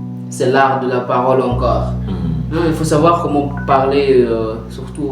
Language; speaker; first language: French; non-native, learner; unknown